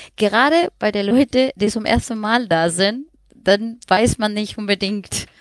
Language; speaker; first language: German; non-native, fluent; Spanish